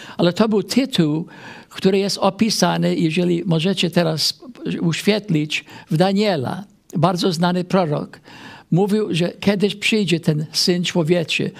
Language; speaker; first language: Polish; non-native, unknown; English